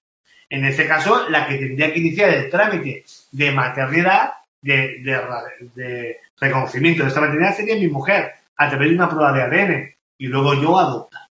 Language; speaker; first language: Spanish; native; Spanish